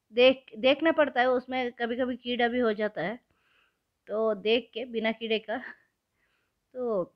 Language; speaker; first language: Hindi; non-native, local second language; Kannada